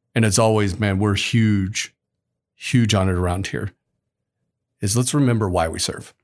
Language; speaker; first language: English; native; English